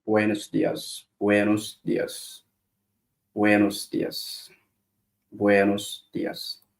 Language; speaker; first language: Spanish; non-native, learner; Arabic